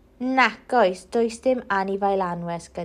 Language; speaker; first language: Welsh; non-native, local second language; English